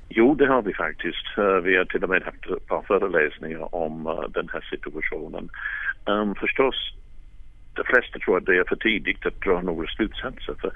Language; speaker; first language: Swedish; non-native, fluent; English